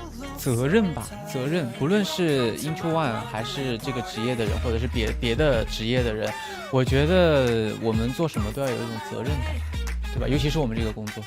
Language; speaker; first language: Chinese; native; Chinese